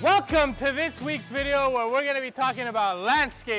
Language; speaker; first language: English; native; English